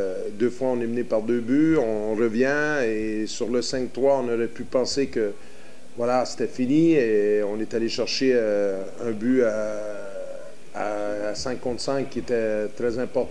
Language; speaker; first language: French; native; French